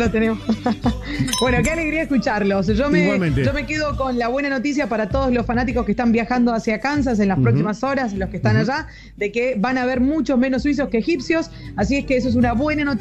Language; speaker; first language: Spanish; native; Spanish